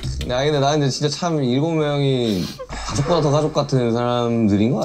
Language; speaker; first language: Korean; native; Korean